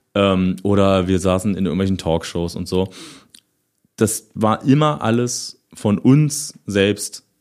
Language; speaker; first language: German; native; German